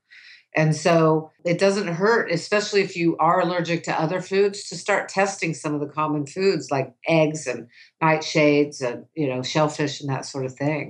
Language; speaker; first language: English; native; English